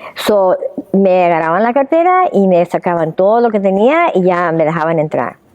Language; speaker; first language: Spanish; early bilingual, heritage; Spanish